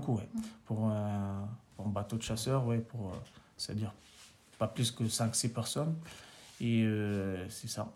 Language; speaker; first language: French; non-native, local second language; Arabic